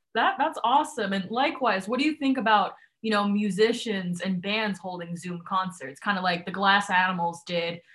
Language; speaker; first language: English; non-native, local second language; Cantonese